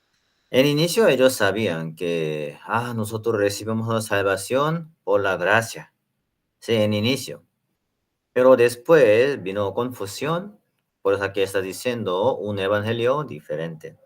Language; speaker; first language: Spanish; non-native, learner; Korean